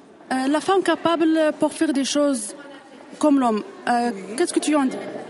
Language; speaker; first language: French; non-native, learner; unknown